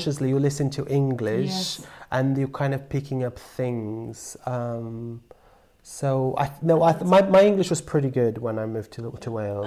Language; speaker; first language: English; non-native, fluent; Portuguese